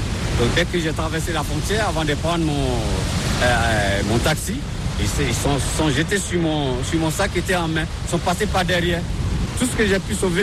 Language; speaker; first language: French; non-native, fluent; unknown